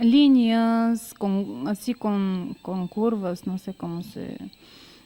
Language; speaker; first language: Spanish; non-native, learner; Bulgarian